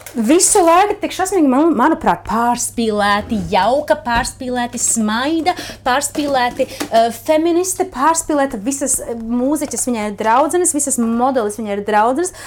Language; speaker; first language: Latvian; native; Latvian